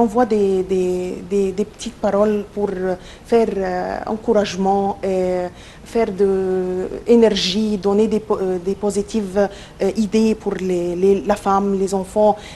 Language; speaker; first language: French; non-native, local second language; Arabic